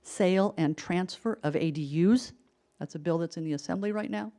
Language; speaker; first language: English; native; English